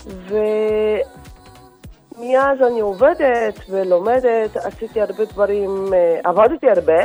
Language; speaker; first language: Hebrew; non-native, fluent; Korean